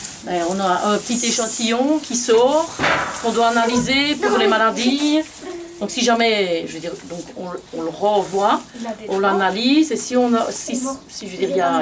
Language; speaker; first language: French; native; French